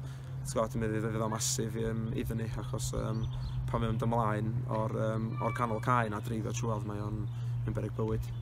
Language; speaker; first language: Welsh; native; Welsh